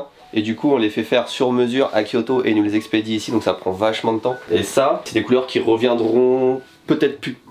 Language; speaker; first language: French; native; French